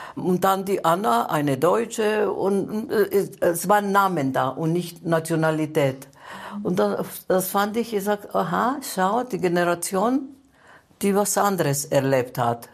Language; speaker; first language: German; non-native, fluent; Greek